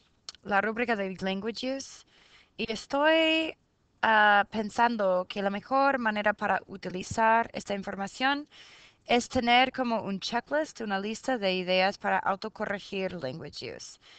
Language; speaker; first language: Spanish; non-native, fluent; English